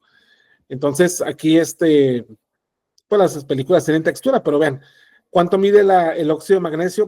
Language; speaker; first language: Spanish; native; Spanish